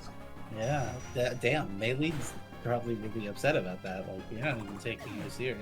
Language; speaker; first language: English; native; English